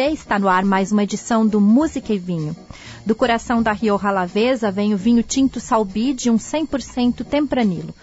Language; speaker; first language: Portuguese; native; Portuguese